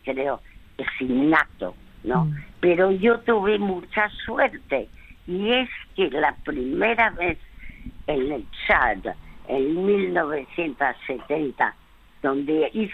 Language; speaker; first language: Spanish; early bilingual, other home language; French